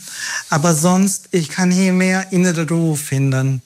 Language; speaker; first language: German; non-native, fluent; Turkish